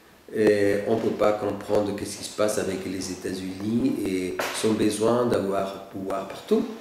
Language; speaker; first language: French; non-native, fluent; Spanish